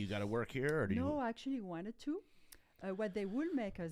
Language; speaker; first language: English; non-native, fluent; French